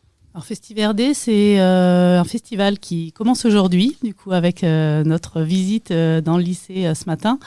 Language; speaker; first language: French; native; French